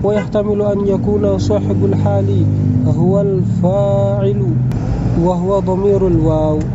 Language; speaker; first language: Arabic; non-native, fluent; Indonesian